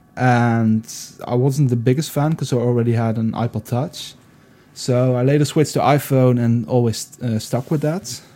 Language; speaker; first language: English; non-native, fluent; Dutch